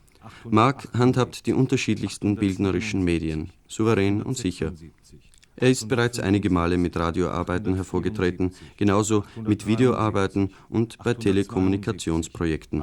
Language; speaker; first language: German; native; German